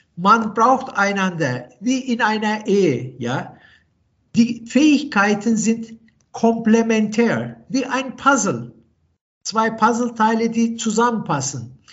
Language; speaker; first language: German; non-native, fluent; Turkish